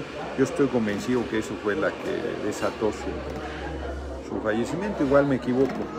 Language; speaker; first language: Spanish; native; Spanish